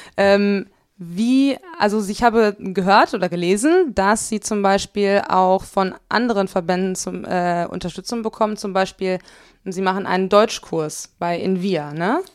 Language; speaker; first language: German; native; German